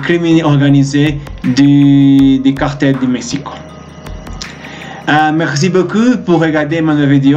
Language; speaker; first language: French; non-native, learner; Spanish